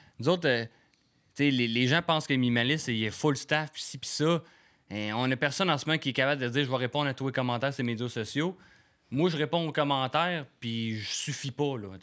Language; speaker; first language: French; native; French